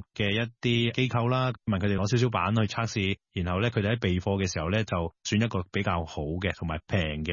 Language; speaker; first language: Cantonese; native; Cantonese